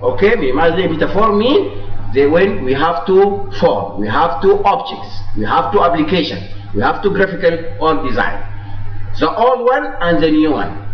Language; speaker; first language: English; non-native, fluent; Arabic